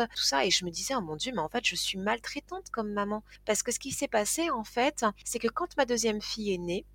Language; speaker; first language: French; native; French